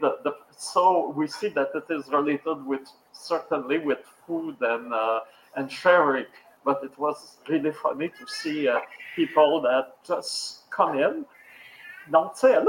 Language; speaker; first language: English; non-native, local second language; French